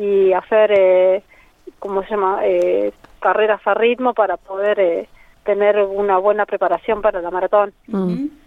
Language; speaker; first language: Spanish; native; Spanish